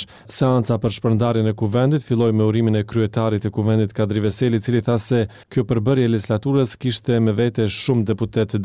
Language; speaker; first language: Albanian; native; Albanian